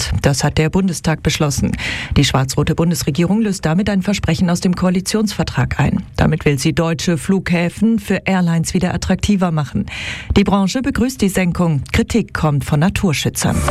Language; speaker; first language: German; native; German